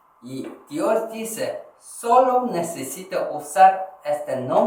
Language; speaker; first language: Spanish; non-native, learner; Korean